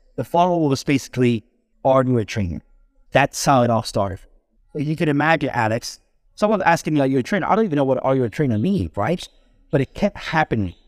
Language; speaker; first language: English; early bilingual, other home language; Spanish